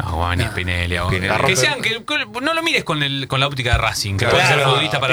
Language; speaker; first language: Spanish; native; Spanish